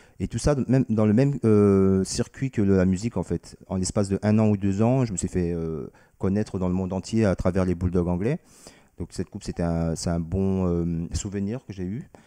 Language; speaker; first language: French; early bilingual, other home language; Vietnamese